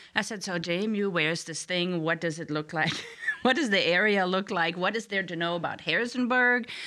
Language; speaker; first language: English; non-native, fluent; German